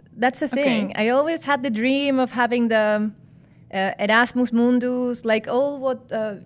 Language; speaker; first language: English; non-native, fluent; Spanish